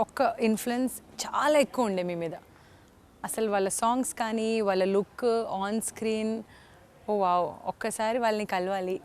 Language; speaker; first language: Telugu; native; Telugu